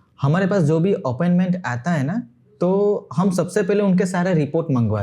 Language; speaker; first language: Hindi; non-native, local second language; Gujarati